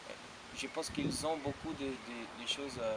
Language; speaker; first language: French; non-native, fluent; Portuguese